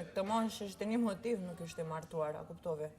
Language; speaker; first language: Albanian; early bilingual, heritage; Italian